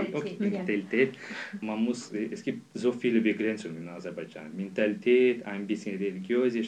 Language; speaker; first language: German; non-native, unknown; Azerbaijani